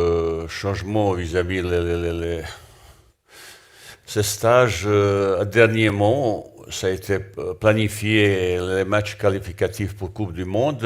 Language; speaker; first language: French; non-native, learner; Bosnian